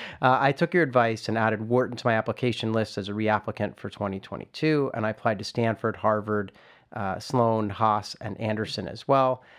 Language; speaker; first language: English; native; English